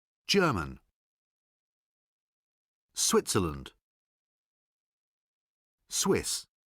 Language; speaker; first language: English; non-native, learner; Spanish